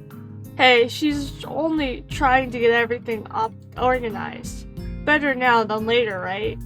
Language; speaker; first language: English; native; English